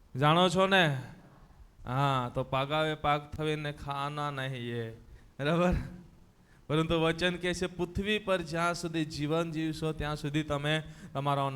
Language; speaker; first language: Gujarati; non-native, local second language; Gamit